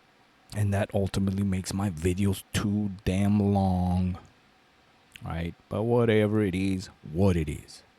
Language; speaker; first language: English; native; English